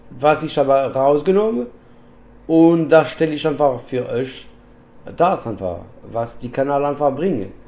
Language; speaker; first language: German; non-native, learner; French